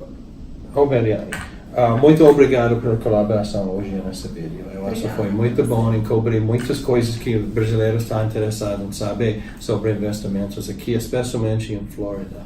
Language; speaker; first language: Portuguese; non-native, learner; English